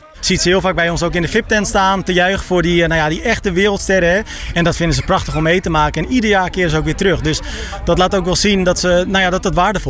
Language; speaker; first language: Dutch; native; Dutch